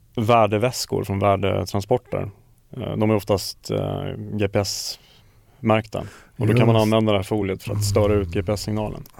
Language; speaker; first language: Swedish; native; Swedish